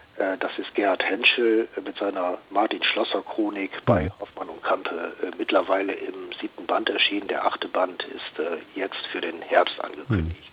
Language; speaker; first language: German; native; German